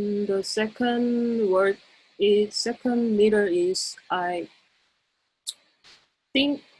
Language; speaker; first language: English; non-native, learner; Korean